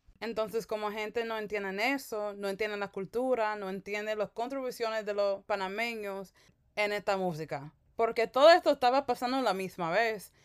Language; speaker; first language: Spanish; early bilingual, heritage; Spanish